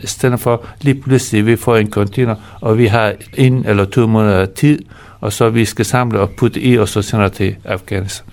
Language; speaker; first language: Danish; non-native, fluent; Persian